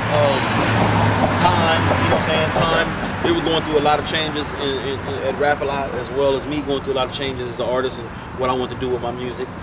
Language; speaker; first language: English; native; English